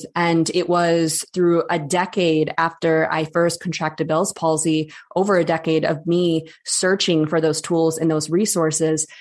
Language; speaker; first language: English; native; English